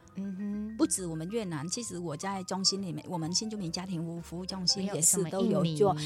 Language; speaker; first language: Chinese; non-native, fluent; Vietnamese